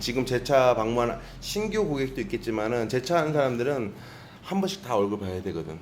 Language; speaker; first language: Korean; native; Korean